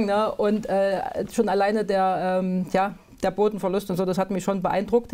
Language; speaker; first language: German; native; German